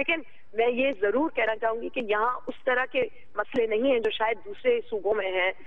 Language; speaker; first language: Urdu; non-native, local second language; Sindhi